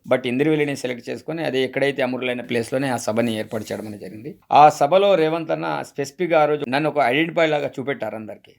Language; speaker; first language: Telugu; non-native, local second language; Gondi